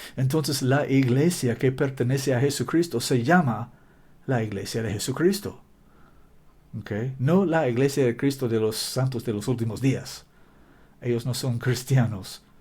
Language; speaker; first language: Spanish; non-native, fluent; English